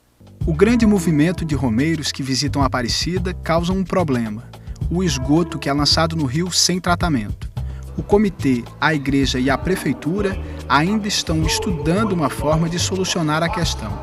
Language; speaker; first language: Portuguese; native; Portuguese